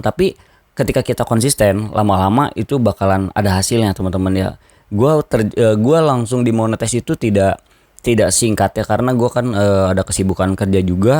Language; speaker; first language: Indonesian; native; Indonesian